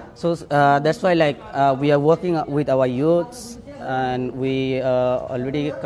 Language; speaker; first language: English; non-native, local second language; Malay